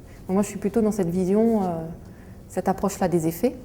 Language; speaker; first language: French; native; French